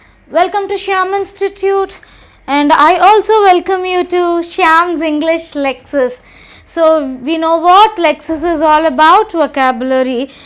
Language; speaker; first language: English; non-native, local second language; Telugu